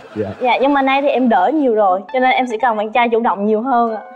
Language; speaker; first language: Vietnamese; native; Vietnamese